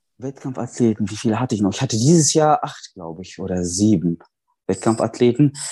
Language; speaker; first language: German; non-native, fluent; Arabic